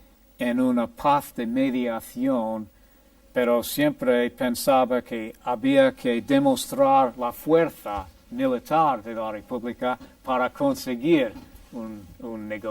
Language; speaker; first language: Spanish; non-native, fluent; English